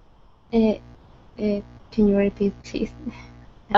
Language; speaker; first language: English; non-native, learner; Spanish